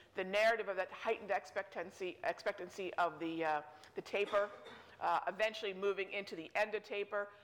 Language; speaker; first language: English; native; English